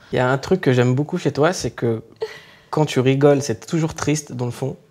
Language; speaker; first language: French; native; French